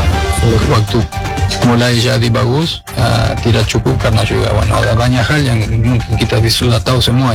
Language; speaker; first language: Indonesian; non-native, fluent; Spanish